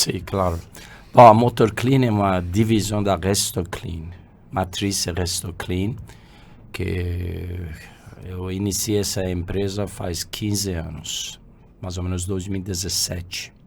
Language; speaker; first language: Portuguese; non-native, fluent; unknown